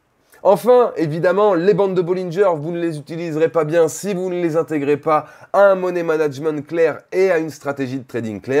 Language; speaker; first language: French; native; French